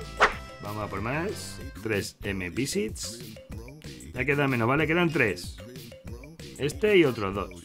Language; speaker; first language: Spanish; native; Spanish